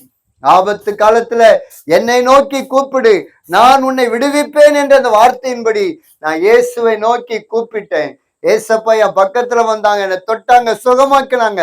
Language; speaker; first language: Tamil; native; Tamil